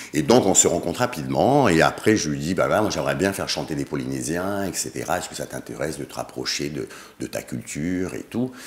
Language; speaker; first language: French; native; French